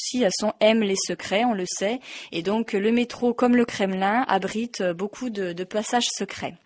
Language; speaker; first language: French; native; French